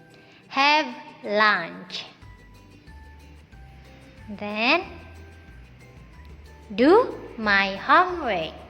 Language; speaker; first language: English; non-native, fluent; Indonesian